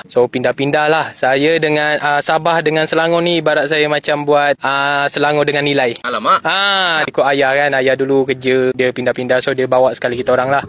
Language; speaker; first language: Malay; native; Malay